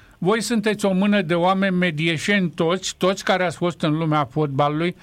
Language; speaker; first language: Romanian; native; Romanian